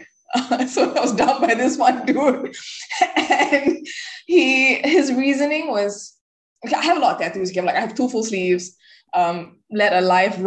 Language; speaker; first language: English; native; English